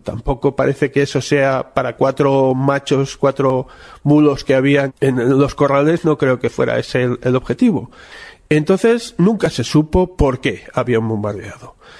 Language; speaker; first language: Spanish; native; Spanish